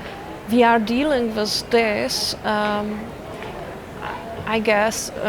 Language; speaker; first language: English; non-native, fluent; Czech